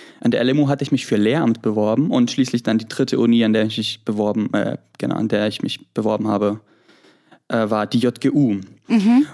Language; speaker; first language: German; early bilingual, other home language; Greek